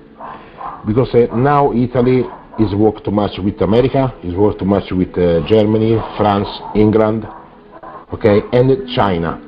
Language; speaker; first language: English; non-native, learner; Italian